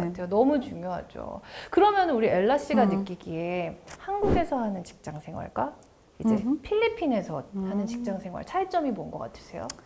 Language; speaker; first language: Korean; native; Korean